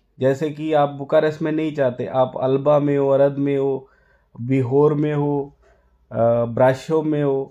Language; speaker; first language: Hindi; non-native, local second language; Punjabi